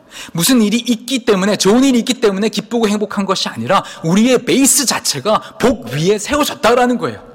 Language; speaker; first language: Korean; native; Korean